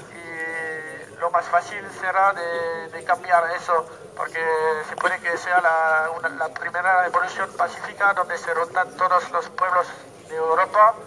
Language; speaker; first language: Spanish; non-native, learner; French